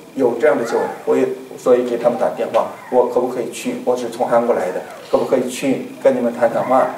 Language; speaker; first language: Chinese; non-native, fluent; Korean